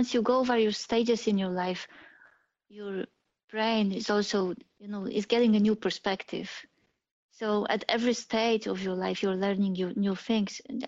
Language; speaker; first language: English; non-native, fluent; Polish